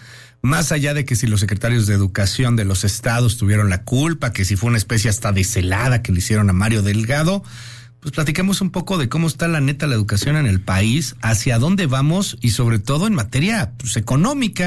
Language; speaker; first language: Spanish; native; Spanish